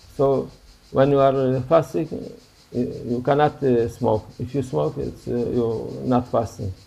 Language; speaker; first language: English; non-native, learner; Turkish